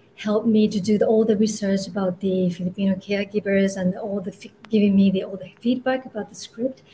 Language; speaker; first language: English; non-native, fluent; Japanese